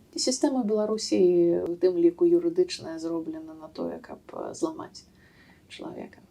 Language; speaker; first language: Belarusian; non-native, local second language; Russian